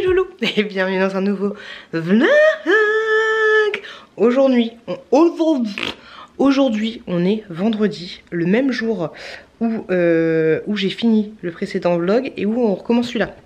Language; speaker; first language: French; native; French